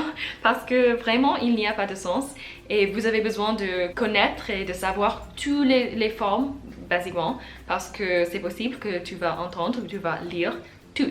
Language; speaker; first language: French; non-native, learner; English